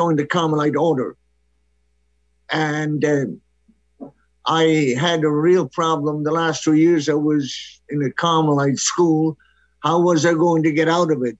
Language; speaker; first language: English; non-native, local second language; Irish